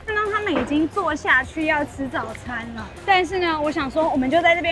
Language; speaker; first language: Chinese; native; Chinese